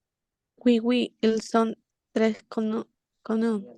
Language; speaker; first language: French; non-native, learner; Spanish